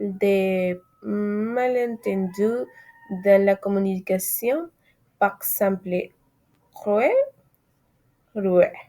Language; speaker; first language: French; non-native, learner; Spanish